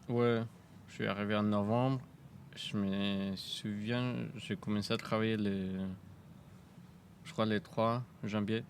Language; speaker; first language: French; non-native, fluent; Spanish